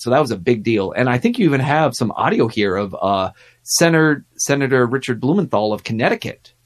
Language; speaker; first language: English; native; English